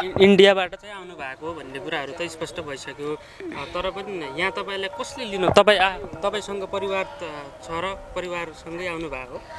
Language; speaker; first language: Nepali; non-native, local second language; Maithili